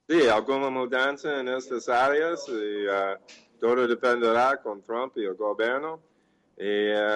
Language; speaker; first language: Portuguese; non-native, fluent; English